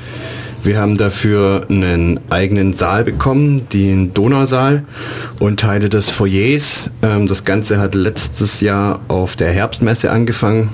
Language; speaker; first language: German; native; German